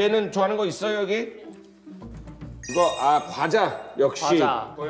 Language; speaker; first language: Korean; non-native, fluent; English